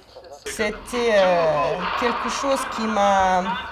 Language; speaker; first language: French; non-native, fluent; Bosnian